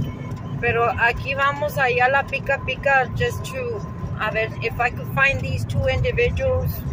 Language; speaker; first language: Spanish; early bilingual, heritage; Spanish